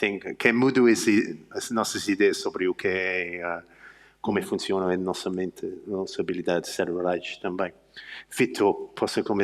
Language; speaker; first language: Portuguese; non-native, learner; English